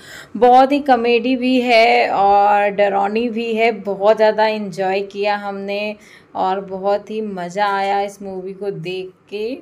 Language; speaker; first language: Hindi; native; Hindi